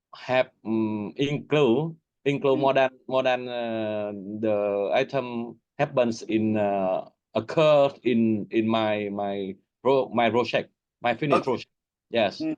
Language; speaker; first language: English; non-native, learner; Vietnamese